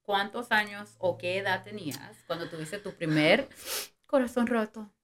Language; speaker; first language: Spanish; early bilingual, heritage; Spanish